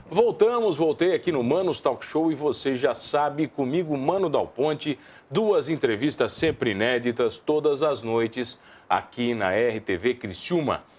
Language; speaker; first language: Portuguese; native; Portuguese